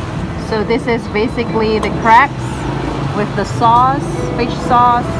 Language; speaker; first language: English; non-native, fluent; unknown